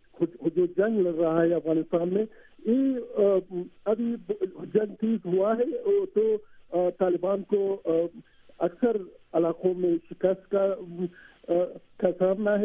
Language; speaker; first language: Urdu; non-native, learner; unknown